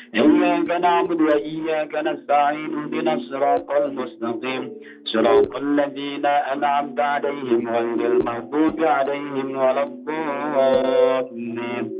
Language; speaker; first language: Arabic; non-native, fluent; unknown